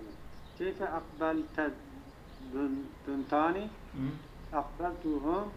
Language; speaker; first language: Arabic; non-native, learner; Turkish